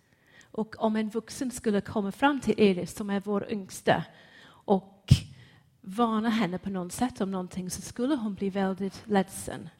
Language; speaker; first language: Swedish; non-native, fluent; English